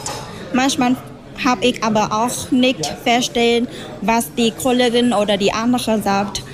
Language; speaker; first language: German; non-native, learner; Vietnamese